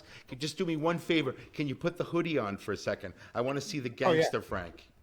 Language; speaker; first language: English; native; English